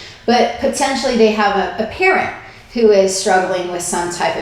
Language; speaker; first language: English; native; English